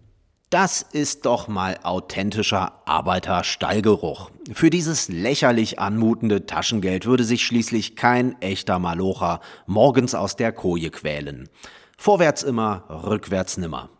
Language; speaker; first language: German; native; German